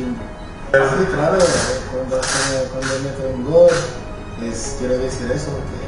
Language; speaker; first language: Spanish; non-native, fluent; French